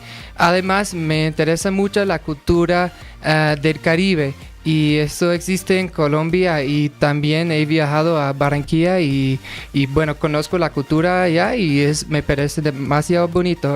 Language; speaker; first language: Spanish; non-native, fluent; English